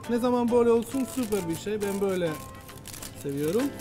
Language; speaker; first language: Turkish; non-native, learner; Italian